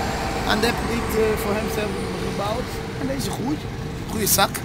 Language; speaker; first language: Dutch; non-native, learner; Portuguese